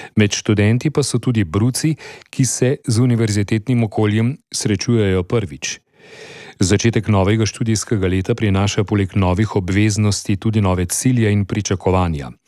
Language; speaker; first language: Slovenian; native; Slovenian